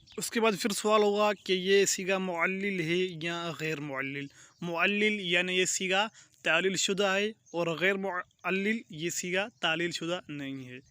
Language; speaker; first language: Urdu; non-native, local second language; Pashto